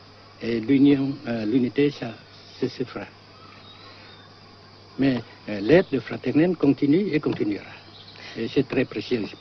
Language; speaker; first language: French; non-native, local second language; Vietnamese